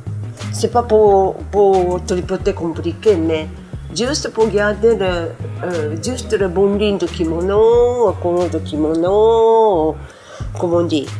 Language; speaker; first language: French; non-native, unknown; Japanese